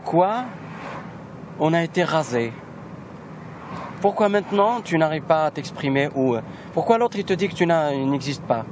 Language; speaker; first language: French; non-native, local second language; Kabyle